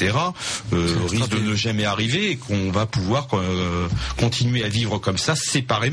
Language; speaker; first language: French; native; French